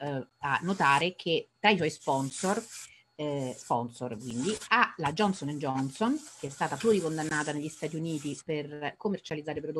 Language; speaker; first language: Italian; native; Italian